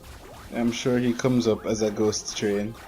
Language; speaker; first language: English; native; English